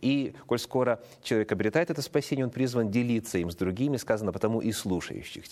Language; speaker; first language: Russian; native; Russian